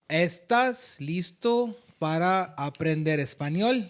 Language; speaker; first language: Spanish; non-native, learner; Hindi